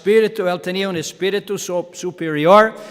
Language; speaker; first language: Spanish; non-native, learner; English